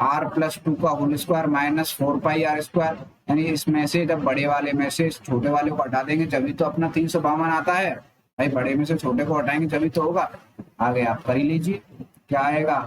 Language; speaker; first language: Hindi; native; Hindi